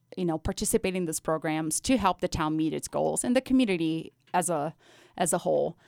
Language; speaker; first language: English; non-native, fluent; Portuguese